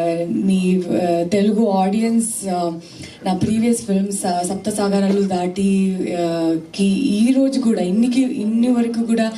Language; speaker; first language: Telugu; non-native, learner; Kannada